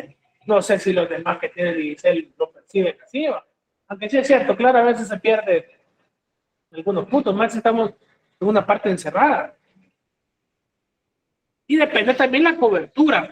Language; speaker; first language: Spanish; native; Spanish